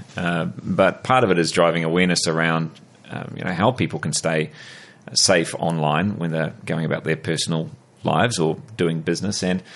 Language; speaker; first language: English; native; English